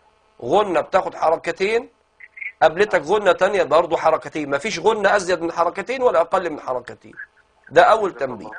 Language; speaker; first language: Arabic; native; Arabic